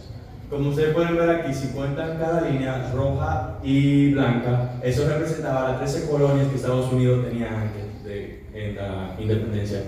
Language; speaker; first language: Spanish; early bilingual, heritage; Spanish